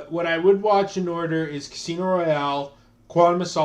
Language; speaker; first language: English; native; English